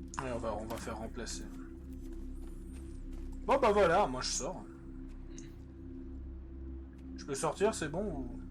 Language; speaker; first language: French; native; French